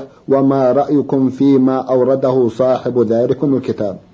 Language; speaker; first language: Arabic; native; Arabic